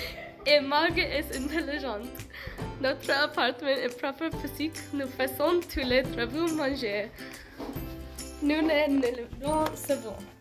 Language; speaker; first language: French; non-native, learner; English